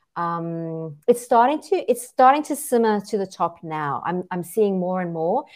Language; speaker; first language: English; native; English